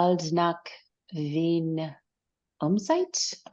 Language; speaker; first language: German; non-native, learner; English